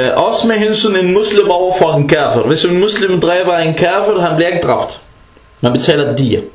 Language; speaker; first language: Danish; early bilingual, other home language; Arabic